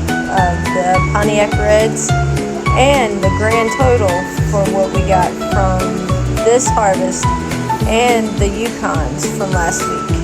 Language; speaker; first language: English; native; English